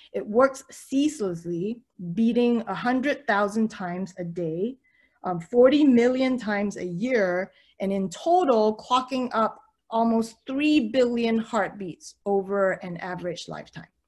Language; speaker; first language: English; early bilingual, other home language; Chinese